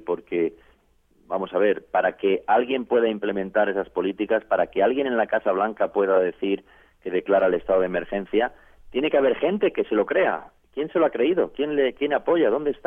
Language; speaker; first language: Spanish; native; Spanish